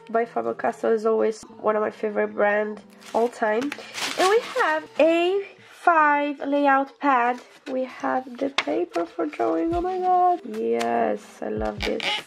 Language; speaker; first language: English; non-native, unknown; Italian